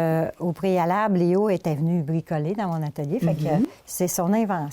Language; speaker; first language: French; native; French